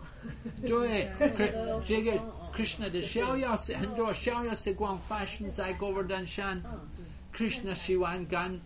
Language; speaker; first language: Chinese; non-native, fluent; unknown